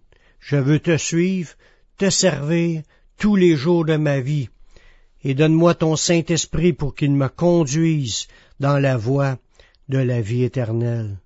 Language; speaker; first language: French; native; French